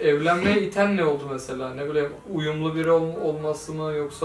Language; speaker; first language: Turkish; native; Turkish